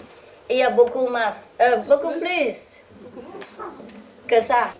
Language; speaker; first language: French; non-native, learner; Vietnamese